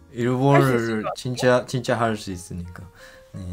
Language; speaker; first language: Korean; non-native, learner; Japanese